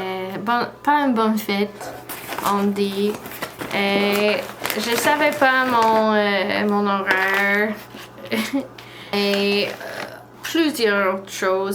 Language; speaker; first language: French; non-native, learner; English